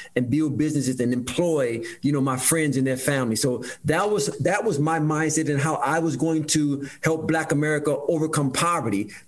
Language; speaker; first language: English; native; English